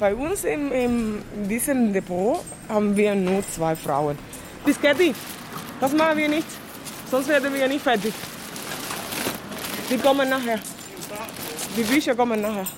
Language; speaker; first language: German; non-native, fluent; Spanish